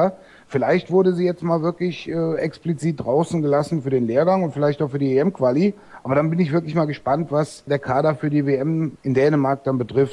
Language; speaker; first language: German; native; German